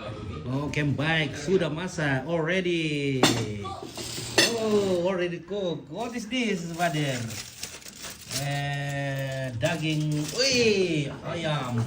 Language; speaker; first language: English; non-native, learner; Indonesian